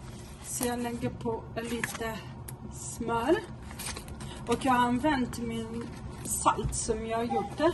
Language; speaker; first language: Swedish; non-native, fluent; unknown